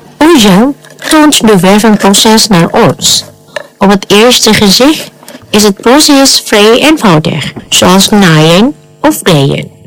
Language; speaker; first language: Dutch; non-native, fluent; Indonesian